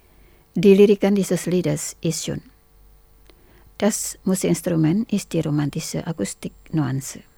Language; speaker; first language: German; non-native, fluent; Indonesian